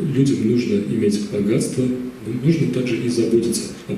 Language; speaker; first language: Russian; native; Russian